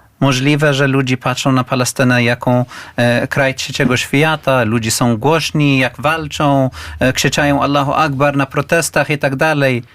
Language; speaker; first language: Polish; non-native, learner; Arabic